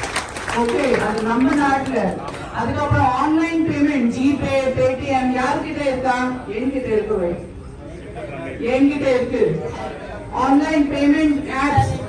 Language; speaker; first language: Tamil; non-native, fluent; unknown